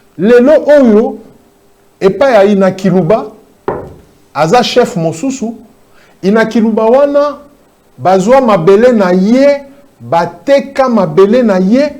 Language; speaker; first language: Lingala; non-native, local second language; Swahili